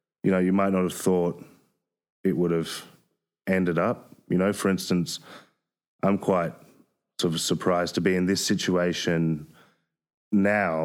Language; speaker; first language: English; native; English